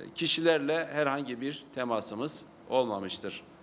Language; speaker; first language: Turkish; native; Turkish